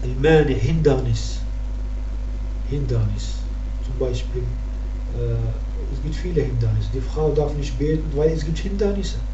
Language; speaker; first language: German; non-native, fluent; Arabic